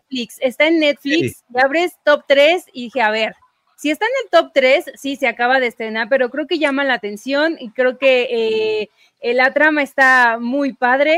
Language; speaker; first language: Spanish; native; Spanish